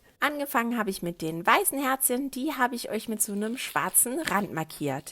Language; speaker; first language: German; native; German